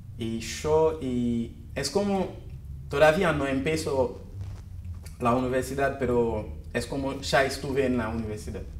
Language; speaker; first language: Spanish; non-native, learner; Haitian Creole